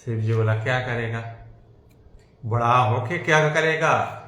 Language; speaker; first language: Hindi; non-native, local second language; Bangla